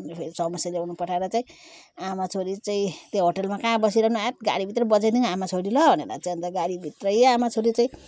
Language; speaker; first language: Nepali; native; Nepali